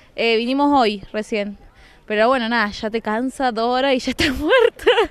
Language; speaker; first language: Spanish; native; Spanish